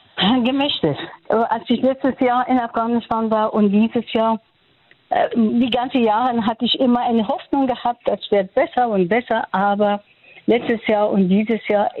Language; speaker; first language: German; non-native, fluent; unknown